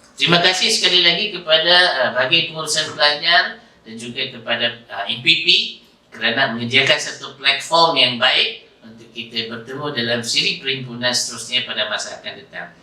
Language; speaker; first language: Malay; native; Malay